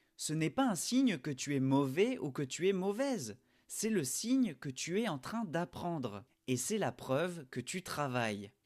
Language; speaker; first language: French; native; French